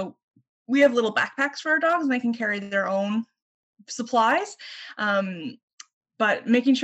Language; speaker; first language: English; native; English